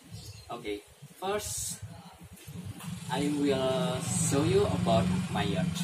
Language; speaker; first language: English; non-native, learner; Indonesian